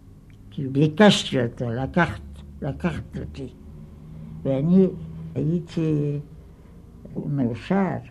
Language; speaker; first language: Hebrew; non-native, fluent; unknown